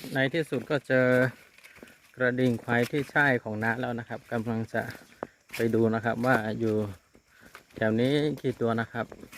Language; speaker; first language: Thai; non-native, local second language; Karen languages